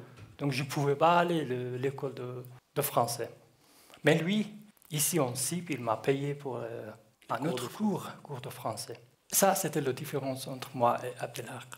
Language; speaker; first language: French; non-native, learner; Kurdish